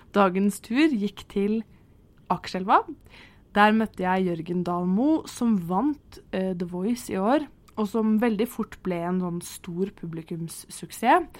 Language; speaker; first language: Norwegian; native; Norwegian